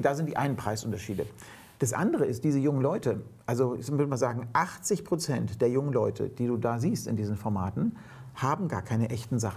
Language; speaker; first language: German; native; German